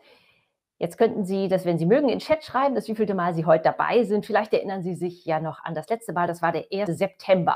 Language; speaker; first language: German; native; German